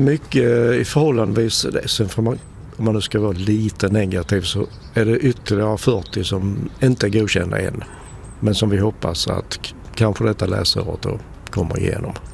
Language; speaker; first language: Swedish; native; Swedish